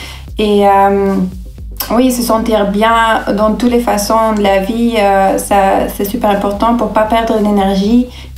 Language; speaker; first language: French; non-native, local second language; Dutch